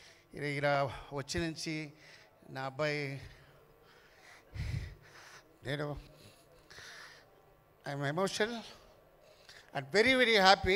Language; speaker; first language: Telugu; non-native, learner; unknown